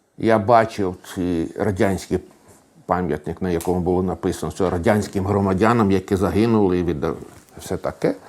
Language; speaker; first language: Ukrainian; native; Ukrainian